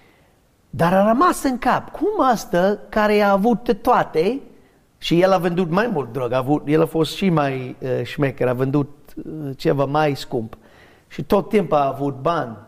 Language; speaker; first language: Romanian; non-native, learner; English